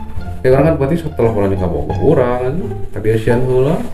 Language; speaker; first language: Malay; non-native, local second language; Sundanese